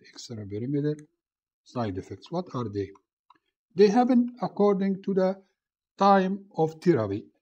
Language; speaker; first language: English; non-native, fluent; Arabic